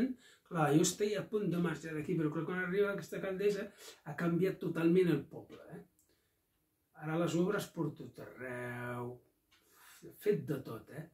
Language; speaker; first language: Catalan; non-native, local second language; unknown